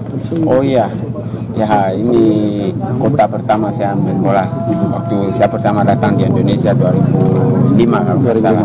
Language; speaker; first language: Indonesian; non-native, fluent; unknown